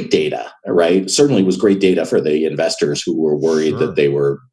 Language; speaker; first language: English; native; English